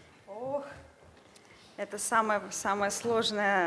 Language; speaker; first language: Russian; native; Russian